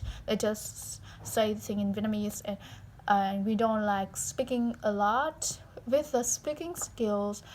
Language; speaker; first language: English; non-native, learner; Vietnamese